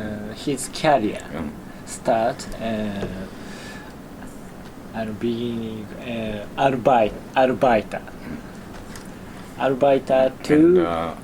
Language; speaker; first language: English; non-native, learner; Japanese